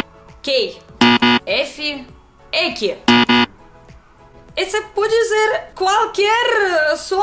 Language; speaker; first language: Portuguese; non-native, learner; Russian